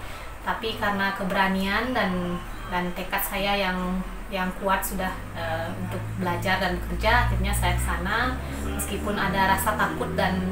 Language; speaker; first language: Indonesian; non-native, local second language; Balinese